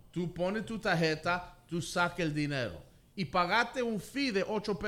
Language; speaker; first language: Spanish; early bilingual, heritage; English